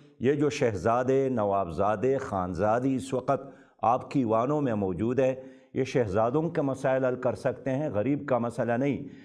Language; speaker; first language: Urdu; non-native, local second language; Pashto